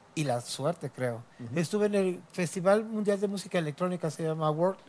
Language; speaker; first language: Spanish; native; Spanish